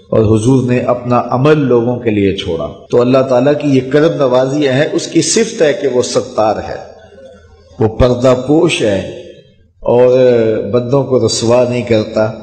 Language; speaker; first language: Urdu; non-native, local second language; Punjabi